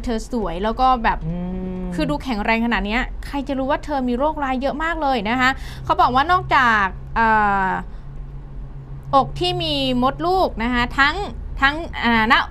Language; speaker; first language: Thai; native; Thai